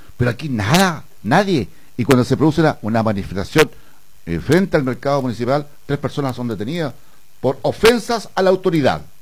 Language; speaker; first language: Spanish; native; Spanish